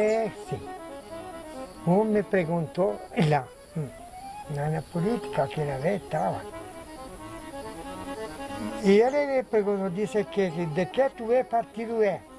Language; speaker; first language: Portuguese; non-native, local second language; Polish